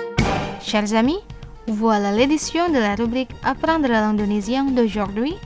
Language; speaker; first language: French; non-native, fluent; Indonesian